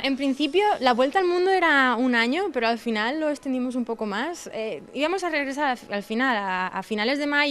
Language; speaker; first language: Spanish; non-native, local second language; Catalan